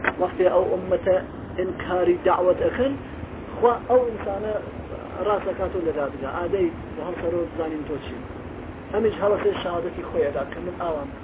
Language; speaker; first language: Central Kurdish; non-native, local second language; Gurani